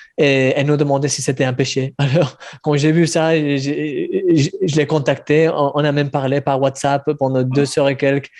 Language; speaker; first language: French; early bilingual, heritage; Spanish